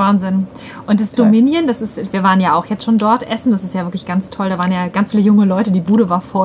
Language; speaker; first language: German; native; German